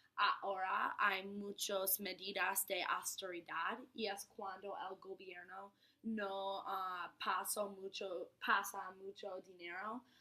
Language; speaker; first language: Spanish; non-native, learner; English